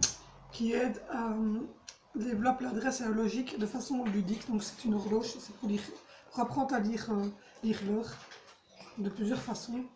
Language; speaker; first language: French; native; French